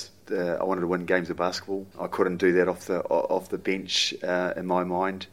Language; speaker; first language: English; native; English